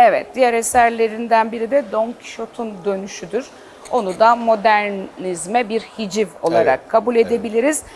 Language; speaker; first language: Turkish; native; Turkish